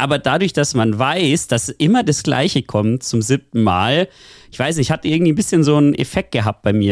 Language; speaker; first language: German; native; German